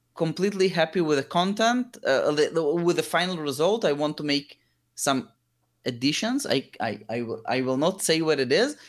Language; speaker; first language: English; early bilingual, other home language; Hebrew